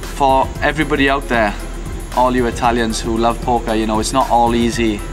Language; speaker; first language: English; native; English